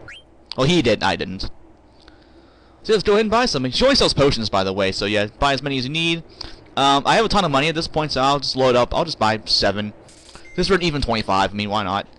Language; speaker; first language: English; native; English